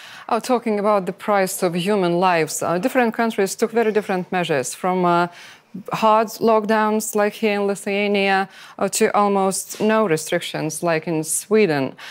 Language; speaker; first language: English; non-native, fluent; Lithuanian